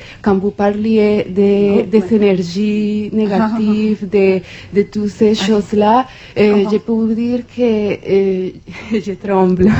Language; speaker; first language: French; non-native, fluent; Spanish